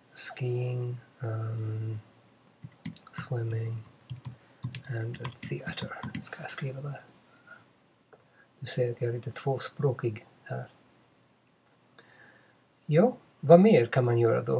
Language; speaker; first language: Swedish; non-native, fluent; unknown